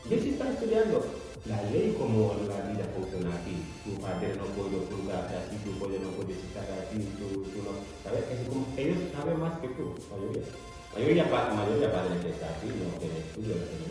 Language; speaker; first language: Spanish; non-native, learner; Fula